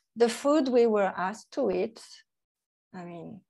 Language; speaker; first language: English; non-native, fluent; French